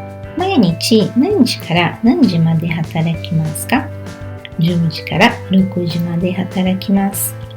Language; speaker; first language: Japanese; non-native, learner; Portuguese